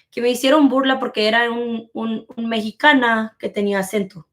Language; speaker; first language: Spanish; early bilingual, heritage; Spanish